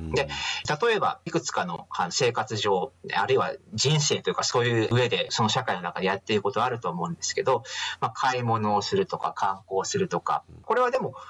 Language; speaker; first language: Japanese; native; Japanese